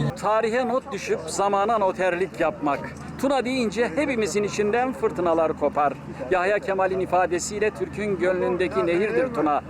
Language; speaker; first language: Turkish; native; Turkish